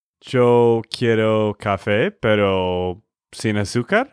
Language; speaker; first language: Spanish; non-native, learner; English